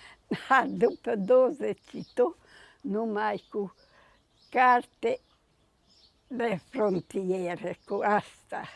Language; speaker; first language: Romanian; non-native, local second language; Hungarian